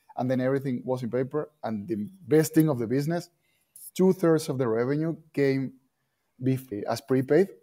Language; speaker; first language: English; non-native, fluent; Spanish